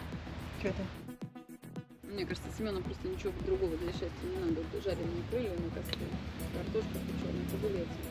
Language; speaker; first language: Russian; native; Russian